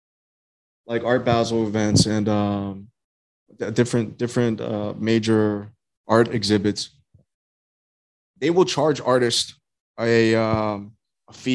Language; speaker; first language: English; native; English